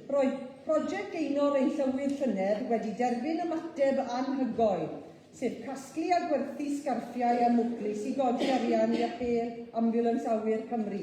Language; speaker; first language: Welsh; native; Welsh